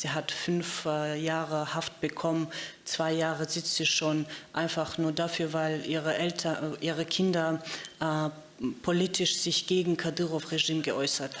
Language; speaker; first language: German; non-native, fluent; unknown